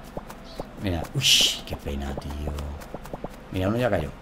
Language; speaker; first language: Spanish; native; Spanish